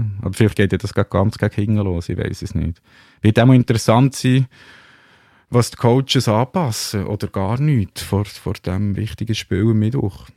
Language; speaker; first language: German; native; German